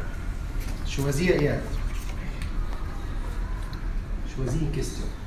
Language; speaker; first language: French; non-native, fluent; Arabic